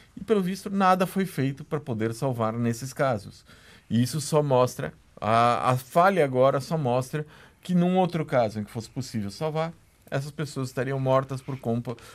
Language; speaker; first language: Portuguese; native; Portuguese